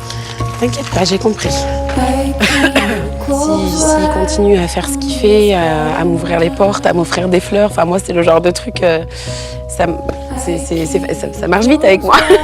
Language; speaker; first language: French; native; French